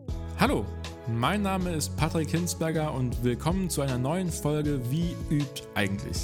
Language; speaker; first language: German; native; German